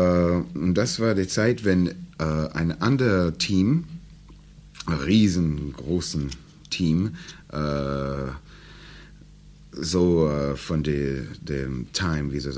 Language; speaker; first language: German; non-native, learner; English